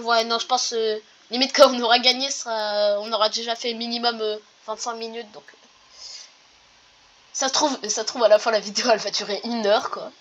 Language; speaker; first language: French; native; French